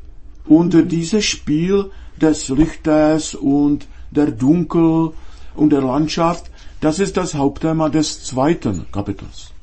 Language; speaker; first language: German; non-native, fluent; Czech